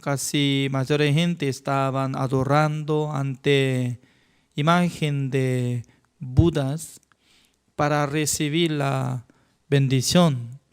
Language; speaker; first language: Spanish; non-native, fluent; Korean